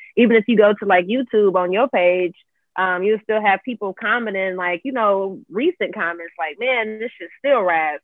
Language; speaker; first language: English; native; English